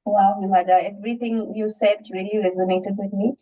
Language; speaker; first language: English; non-native, local second language; Assamese